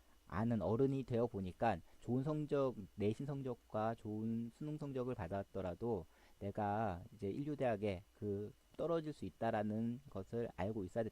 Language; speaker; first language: Korean; native; Korean